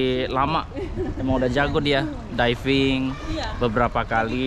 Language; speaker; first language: Indonesian; native; Indonesian